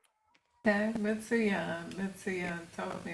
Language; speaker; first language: Hebrew; non-native, fluent; English